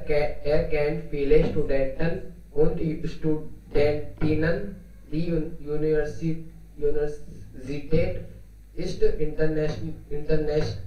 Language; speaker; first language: German; non-native, learner; Hindi